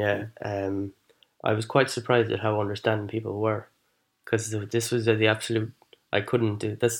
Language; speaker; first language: English; native; English